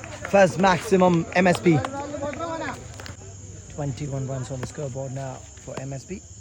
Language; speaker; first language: English; non-native, local second language; Malayalam